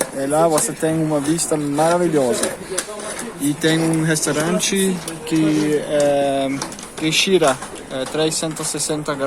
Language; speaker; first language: Portuguese; non-native, fluent; German